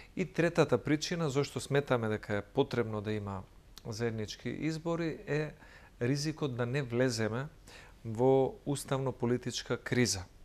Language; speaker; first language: Macedonian; native; Macedonian